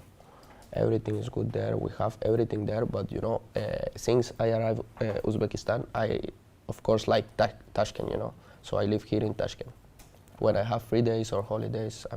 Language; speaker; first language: English; non-native, learner; Spanish